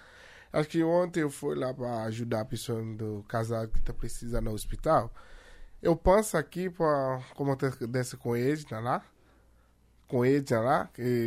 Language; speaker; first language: Portuguese; non-native, learner; Haitian Creole